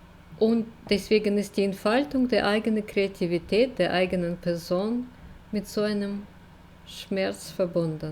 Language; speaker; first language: German; non-native, fluent; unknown